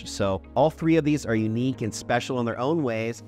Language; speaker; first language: English; native; English